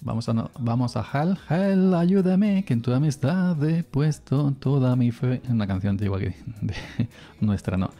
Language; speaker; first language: Spanish; native; Spanish